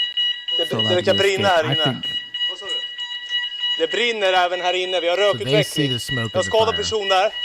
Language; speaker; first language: Swedish; native; Swedish